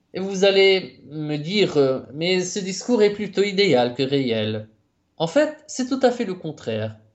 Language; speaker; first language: French; non-native, local second language; Arabic